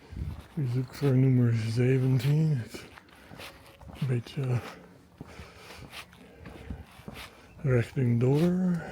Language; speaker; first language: Dutch; non-native, learner; English